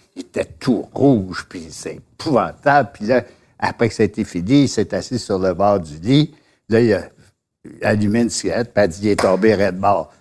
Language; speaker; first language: French; native; French